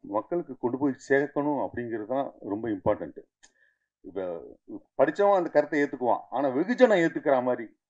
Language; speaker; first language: Tamil; native; Tamil